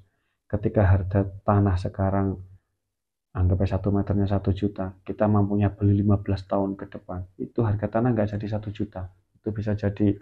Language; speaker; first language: Indonesian; native; Indonesian